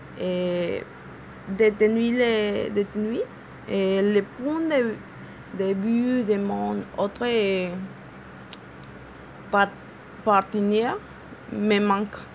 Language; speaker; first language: French; non-native, learner; Spanish